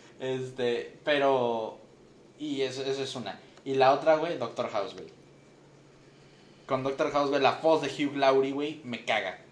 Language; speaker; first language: Spanish; native; Spanish